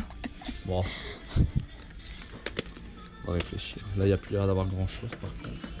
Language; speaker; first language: French; native; French